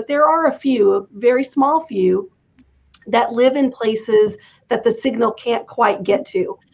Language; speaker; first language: English; native; English